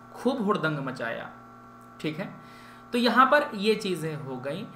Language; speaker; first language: Hindi; native; Hindi